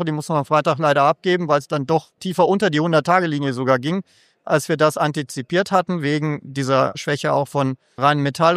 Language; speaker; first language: German; native; German